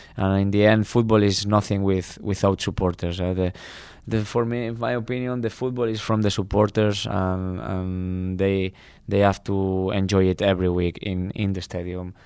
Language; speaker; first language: English; non-native, fluent; Spanish